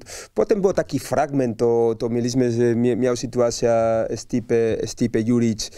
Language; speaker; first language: Polish; non-native, learner; Spanish